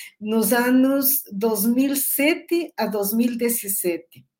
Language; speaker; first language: Portuguese; non-native, learner; Spanish